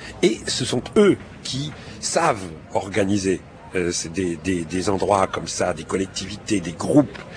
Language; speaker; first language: French; native; French